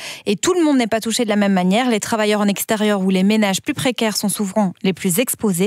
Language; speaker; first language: French; native; French